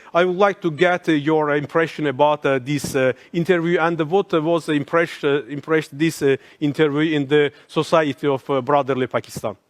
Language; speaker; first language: English; non-native, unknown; Azerbaijani